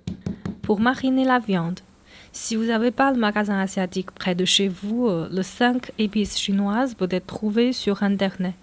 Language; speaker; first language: French; non-native, fluent; Chinese